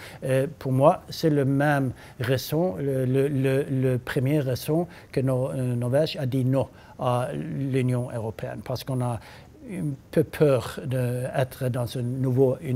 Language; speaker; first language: French; non-native, learner; Norwegian